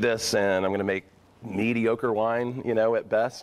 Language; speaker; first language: English; native; English